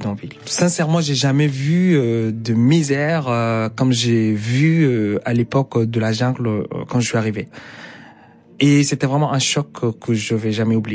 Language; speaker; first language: French; non-native, fluent; Arabic